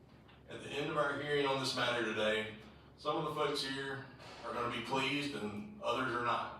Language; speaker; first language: English; native; English